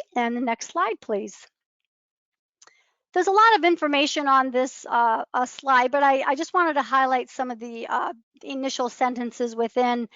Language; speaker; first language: English; native; English